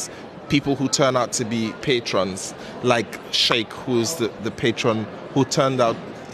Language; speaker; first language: English; non-native, local second language; Hausa